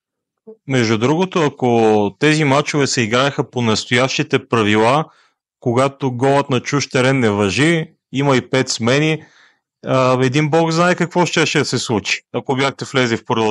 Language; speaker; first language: Bulgarian; native; Bulgarian